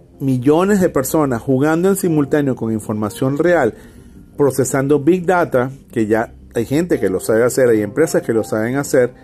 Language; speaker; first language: Spanish; native; Spanish